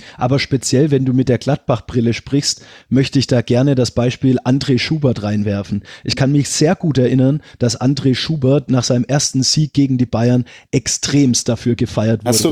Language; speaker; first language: German; native; German